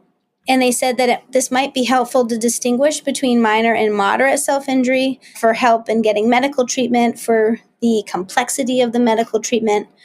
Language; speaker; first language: English; native; English